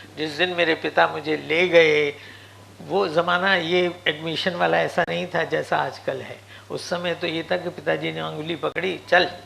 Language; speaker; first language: Hindi; non-native, local second language; Punjabi